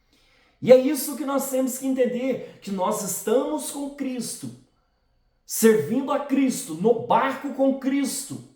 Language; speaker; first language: Portuguese; native; Portuguese